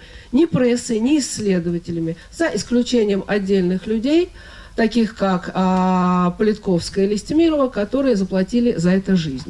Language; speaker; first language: Russian; native; Russian